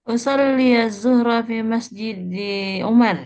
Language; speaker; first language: Arabic; non-native, learner; Indonesian